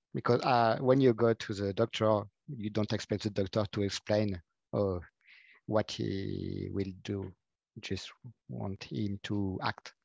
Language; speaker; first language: English; non-native, fluent; French